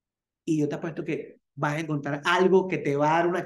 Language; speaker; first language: Spanish; native; Spanish